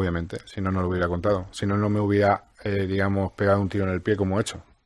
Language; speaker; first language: Spanish; native; Spanish